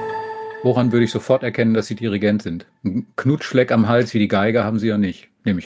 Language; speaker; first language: German; native; German